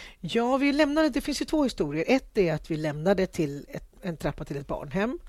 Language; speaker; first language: Swedish; early bilingual, other home language; Spanish